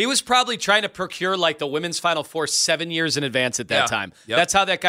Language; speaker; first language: English; native; English